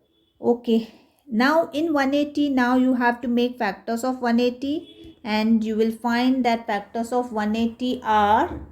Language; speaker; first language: English; non-native, local second language; Hindi